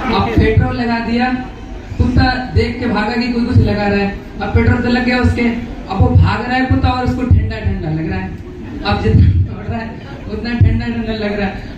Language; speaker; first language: Hindi; native; Hindi